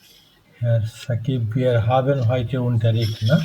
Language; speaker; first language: German; non-native, fluent; Bangla